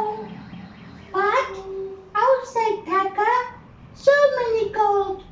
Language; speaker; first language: English; non-native, learner; Bangla